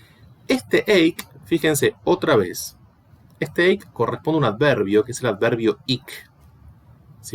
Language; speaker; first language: Spanish; native; Spanish